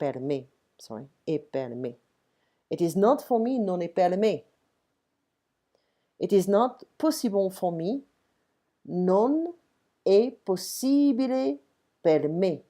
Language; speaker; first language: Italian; non-native, fluent; French